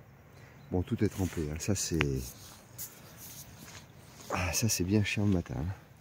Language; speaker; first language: French; native; French